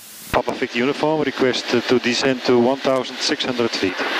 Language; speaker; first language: English; non-native, fluent; Dutch